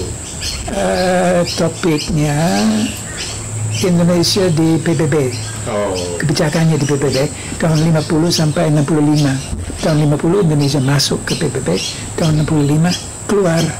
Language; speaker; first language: Indonesian; non-native, fluent; English